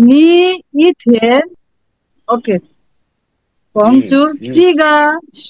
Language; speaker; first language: Chinese; non-native, learner; Bangla